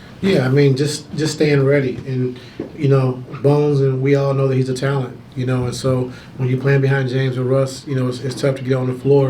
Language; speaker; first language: English; native; English